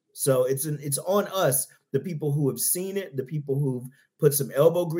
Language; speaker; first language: English; native; English